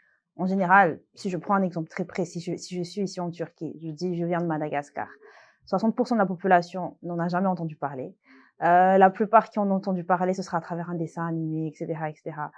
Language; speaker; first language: French; non-native, local second language; Malagasy